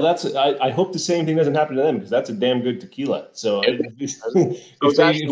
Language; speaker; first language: English; native; English